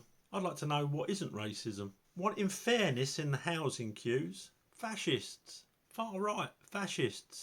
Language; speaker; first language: English; native; English